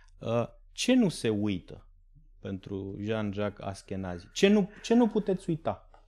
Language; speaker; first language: Romanian; native; Romanian